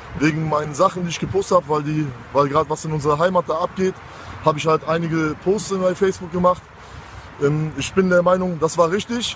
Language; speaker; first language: German; early bilingual, other home language; Kurdish